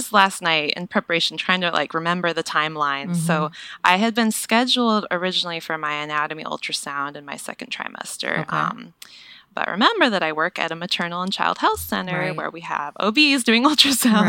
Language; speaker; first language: English; native; English